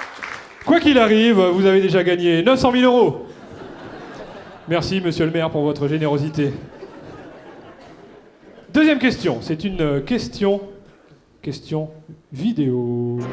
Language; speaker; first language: French; native; French